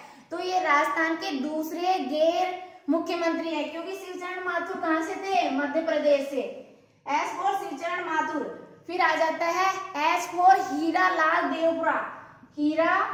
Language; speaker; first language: Hindi; native; Hindi